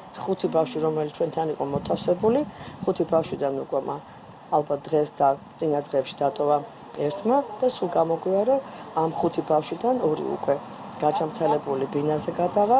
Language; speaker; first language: Georgian; native; Georgian